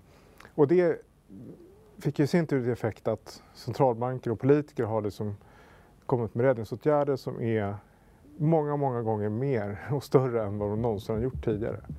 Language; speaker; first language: Swedish; native; Swedish